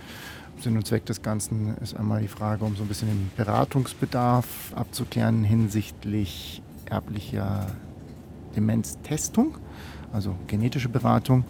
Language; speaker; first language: German; native; German